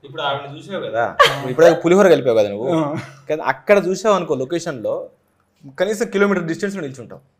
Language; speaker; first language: Telugu; native; Telugu